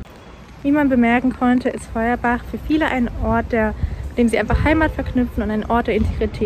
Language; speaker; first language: German; native; German